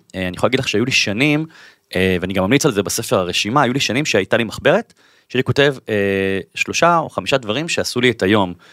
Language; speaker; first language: Hebrew; native; Hebrew